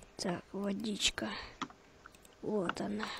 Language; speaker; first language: Russian; native; Russian